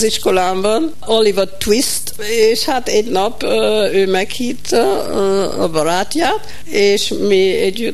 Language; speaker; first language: Hungarian; early bilingual, heritage; Hungarian